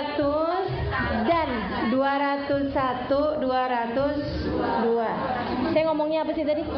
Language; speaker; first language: Indonesian; native; Indonesian